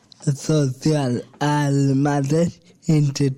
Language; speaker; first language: Catalan; non-native, local second language; Spanish